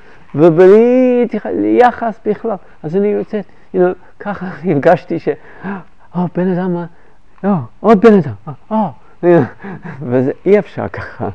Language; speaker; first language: Hebrew; non-native, fluent; English